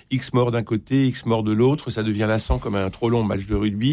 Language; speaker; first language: French; native; French